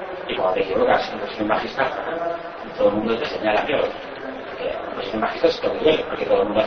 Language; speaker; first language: Spanish; native; Spanish